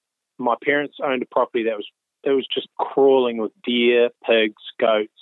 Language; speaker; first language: English; native; English